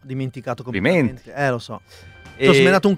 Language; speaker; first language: Italian; native; Italian